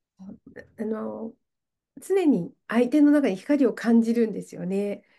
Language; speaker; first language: Japanese; native; Japanese